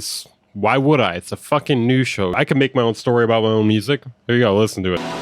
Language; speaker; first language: English; native; English